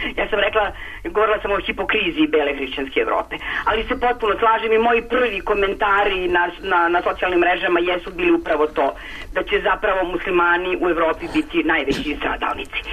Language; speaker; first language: Serbian; native; Serbian